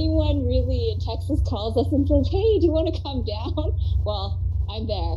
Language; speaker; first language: English; native; English